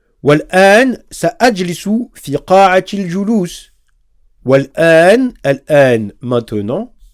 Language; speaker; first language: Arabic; non-native, fluent; French